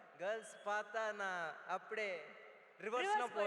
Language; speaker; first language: Tamil; non-native, learner; Telugu